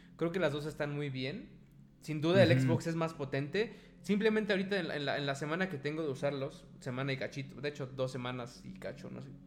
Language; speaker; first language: Spanish; native; Spanish